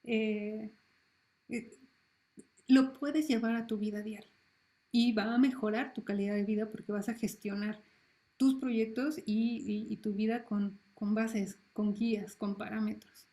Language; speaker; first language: Spanish; native; Spanish